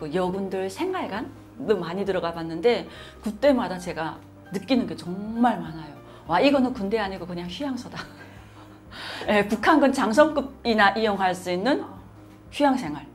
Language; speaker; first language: Korean; native; Korean